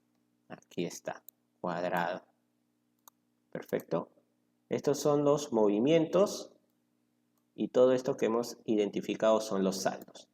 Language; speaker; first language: Spanish; native; Spanish